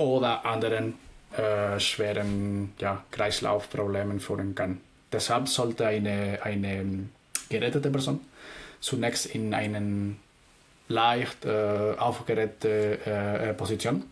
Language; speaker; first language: German; non-native, fluent; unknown